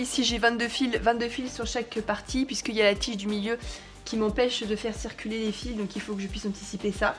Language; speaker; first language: French; native; French